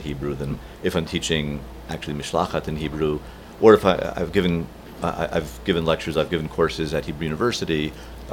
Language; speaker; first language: English; native; English